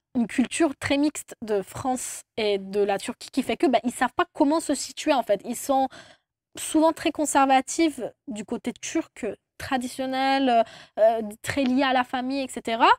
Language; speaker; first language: French; non-native, fluent; Turkish